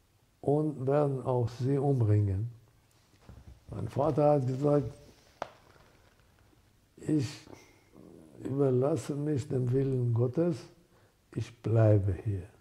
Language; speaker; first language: German; non-native, fluent; Persian